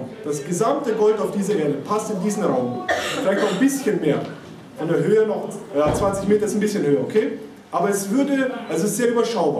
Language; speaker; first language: German; native; German